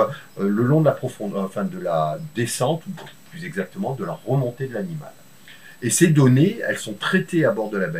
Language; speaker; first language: French; native; French